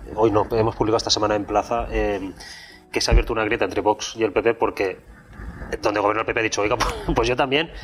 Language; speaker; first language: Spanish; non-native, local second language; Catalan